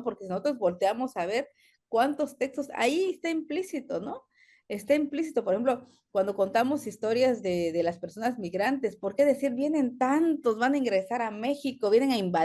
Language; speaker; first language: Spanish; native; Spanish